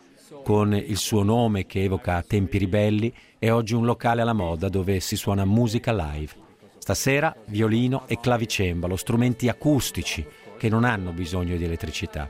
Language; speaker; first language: Italian; native; Italian